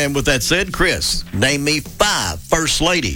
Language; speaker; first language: English; native; English